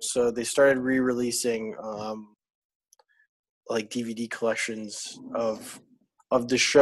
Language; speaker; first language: English; non-native, local second language; Filipino